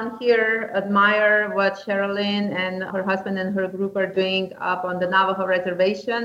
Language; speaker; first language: English; non-native, fluent; Slovenian